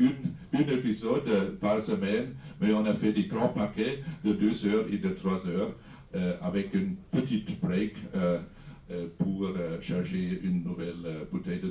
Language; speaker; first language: French; non-native, fluent; German